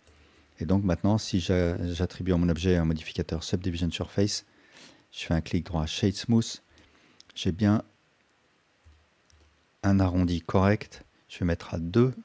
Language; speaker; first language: French; native; French